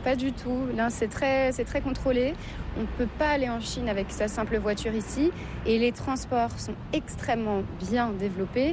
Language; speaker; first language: French; native; French